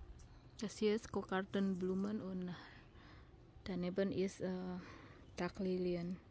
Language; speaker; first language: German; non-native, learner; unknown